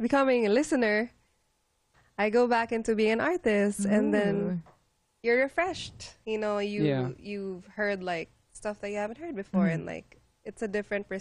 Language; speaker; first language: English; non-native, local second language; Filipino